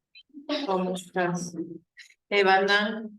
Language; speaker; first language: Spanish; native; Spanish